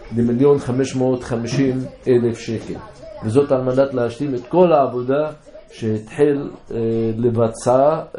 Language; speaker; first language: Hebrew; non-native, local second language; Arabic